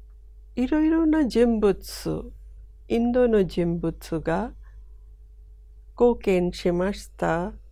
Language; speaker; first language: Japanese; non-native, fluent; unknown